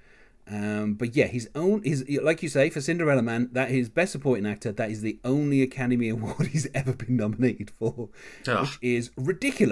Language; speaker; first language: English; native; English